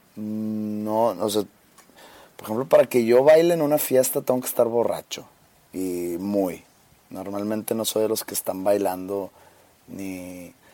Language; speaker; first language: Spanish; native; Spanish